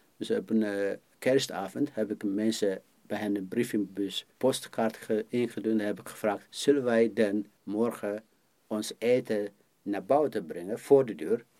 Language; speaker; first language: Dutch; non-native, fluent; Amharic